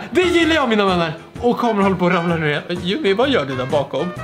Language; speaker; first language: Swedish; native; Swedish